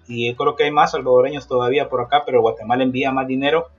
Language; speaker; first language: Spanish; native; Spanish